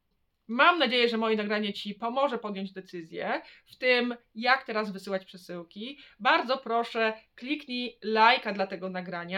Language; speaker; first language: Polish; native; Polish